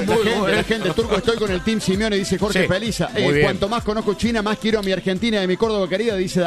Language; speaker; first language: Spanish; native; Spanish